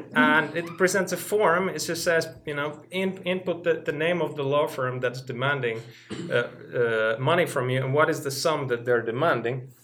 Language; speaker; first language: English; non-native, fluent; Finnish